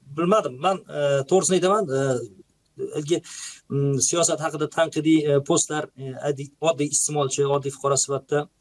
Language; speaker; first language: Uzbek; native; Uzbek